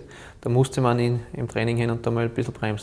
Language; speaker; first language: German; native; German